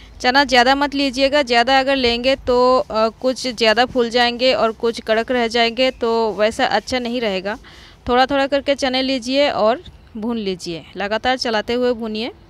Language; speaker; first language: Hindi; non-native, local second language; Marathi